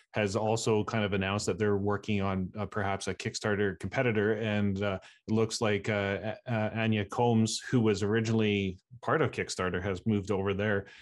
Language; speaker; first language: English; native; English